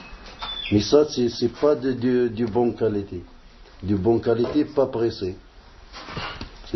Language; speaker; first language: French; non-native, learner; Arabic